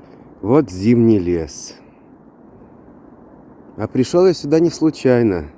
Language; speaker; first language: Russian; native; Russian